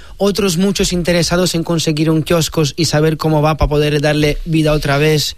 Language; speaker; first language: Spanish; non-native, fluent; Italian